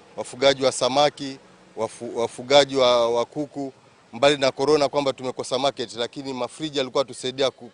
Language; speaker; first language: Swahili; native; Swahili